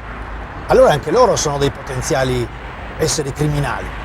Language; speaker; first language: Italian; native; Italian